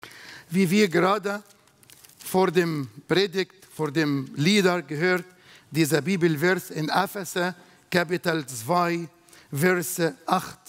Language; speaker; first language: German; non-native, fluent; Arabic